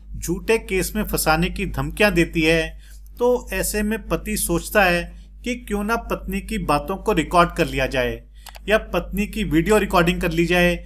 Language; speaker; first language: Hindi; native; Hindi